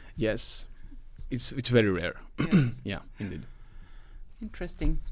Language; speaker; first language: English; non-native, fluent; Greek